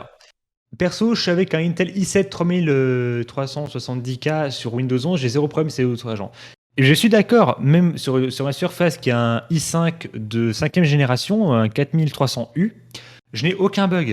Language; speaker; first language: French; native; French